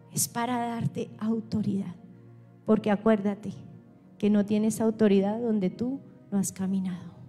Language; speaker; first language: Spanish; native; Spanish